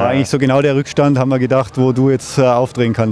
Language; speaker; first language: German; native; German